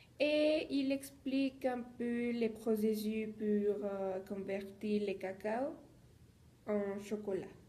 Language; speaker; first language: French; non-native, learner; Spanish